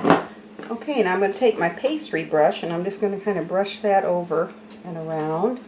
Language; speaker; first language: English; native; English